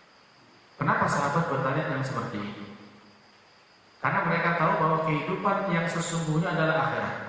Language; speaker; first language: Indonesian; native; Indonesian